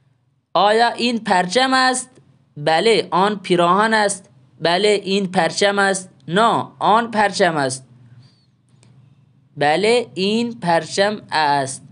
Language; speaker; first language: Persian; non-native, fluent; Urdu